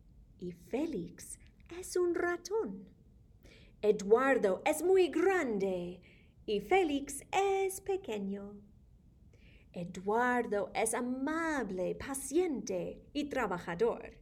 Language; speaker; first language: Spanish; non-native, fluent; English